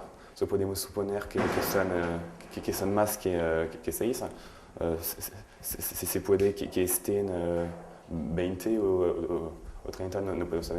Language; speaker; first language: Spanish; non-native, learner; French